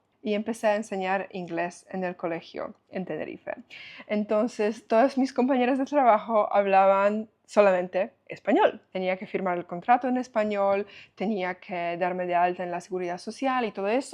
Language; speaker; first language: Spanish; non-native, fluent; Polish